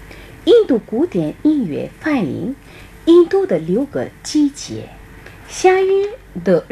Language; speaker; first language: Chinese; non-native, fluent; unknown